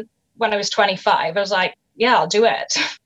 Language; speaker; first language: English; native; English